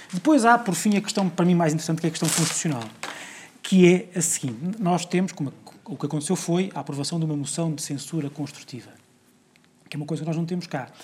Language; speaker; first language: Portuguese; native; Portuguese